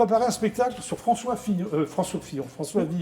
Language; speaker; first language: French; native; French